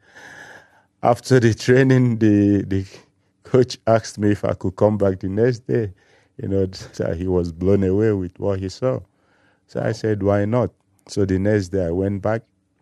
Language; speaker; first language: English; non-native, local second language; Igbo